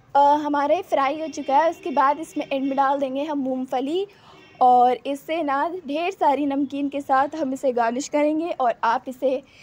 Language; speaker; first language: Hindi; native; Hindi